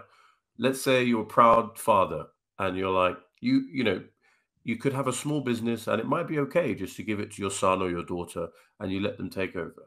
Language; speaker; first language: English; native; English